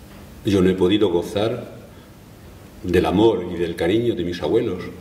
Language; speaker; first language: Spanish; early bilingual, heritage; Spanish